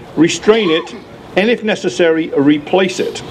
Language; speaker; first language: English; native; English